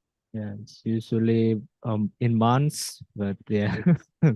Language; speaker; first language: English; non-native, fluent; Indonesian